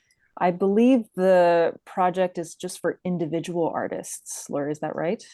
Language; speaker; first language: English; native; English